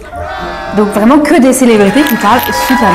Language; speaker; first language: French; native; French